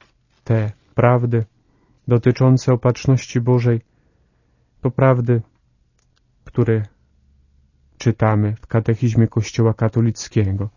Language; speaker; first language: Polish; native; Polish